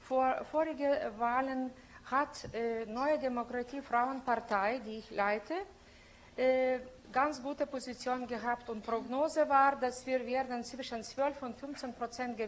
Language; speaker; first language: German; non-native, fluent; Lithuanian